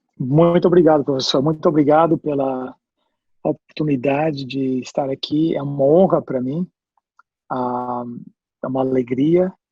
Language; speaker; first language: Portuguese; non-native, fluent; English